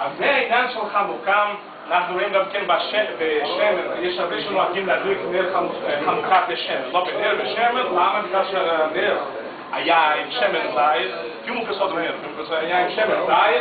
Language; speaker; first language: Hebrew; non-native, fluent; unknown